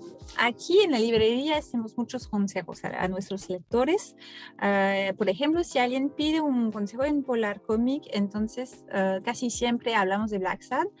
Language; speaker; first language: Spanish; non-native, fluent; French